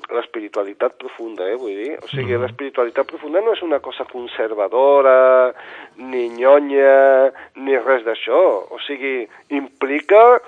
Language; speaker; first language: Catalan; non-native, local second language; Spanish